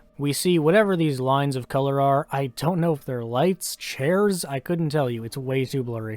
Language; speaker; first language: English; native; English